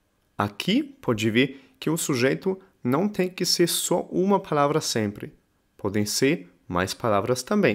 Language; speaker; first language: Portuguese; non-native, fluent; German